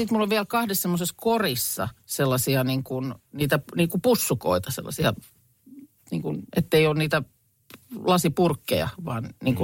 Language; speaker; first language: Finnish; native; Finnish